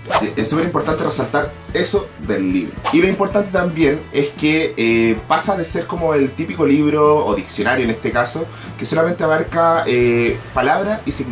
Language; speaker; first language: Spanish; native; Spanish